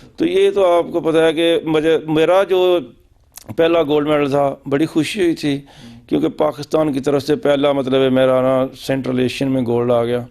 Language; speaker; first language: Urdu; non-native, local second language; Punjabi